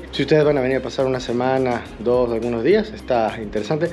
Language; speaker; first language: Spanish; native; Spanish